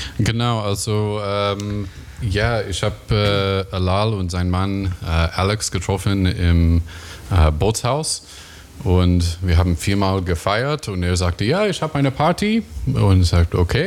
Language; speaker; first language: German; non-native, learner; English